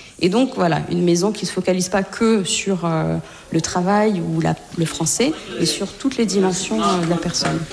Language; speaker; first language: French; native; French